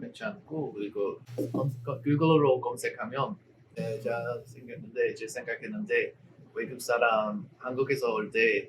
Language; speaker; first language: Korean; non-native, learner; English